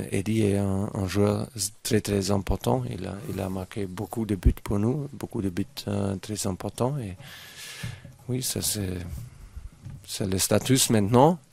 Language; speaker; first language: French; non-native, fluent; German